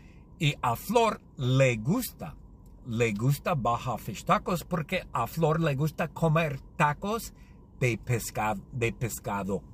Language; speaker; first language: Spanish; non-native, learner; English